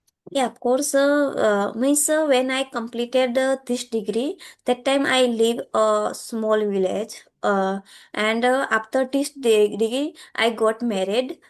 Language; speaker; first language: English; non-native, learner; Gujarati